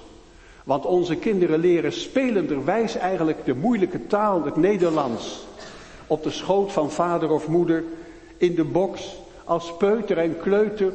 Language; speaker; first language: Dutch; native; Dutch